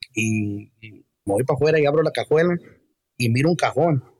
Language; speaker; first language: Spanish; early bilingual, heritage; Spanish